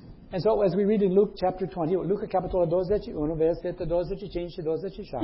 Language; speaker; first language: Romanian; non-native, learner; English